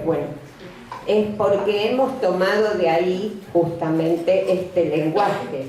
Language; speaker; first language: Spanish; native; Spanish